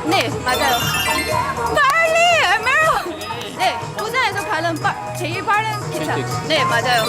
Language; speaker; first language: Korean; non-native, learner; English